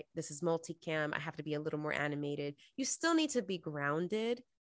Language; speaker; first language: English; native; English